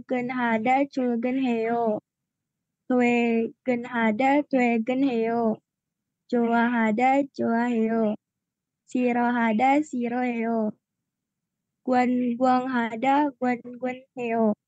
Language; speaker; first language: Korean; non-native, learner; Indonesian